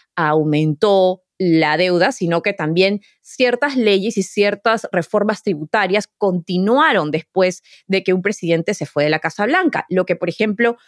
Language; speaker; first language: Spanish; native; Spanish